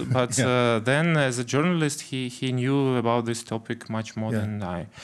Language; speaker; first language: English; non-native, fluent; Ukrainian